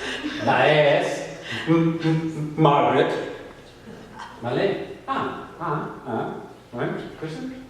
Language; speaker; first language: Basque; non-native, fluent; English